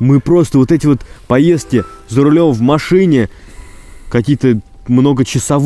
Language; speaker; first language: Russian; native; Russian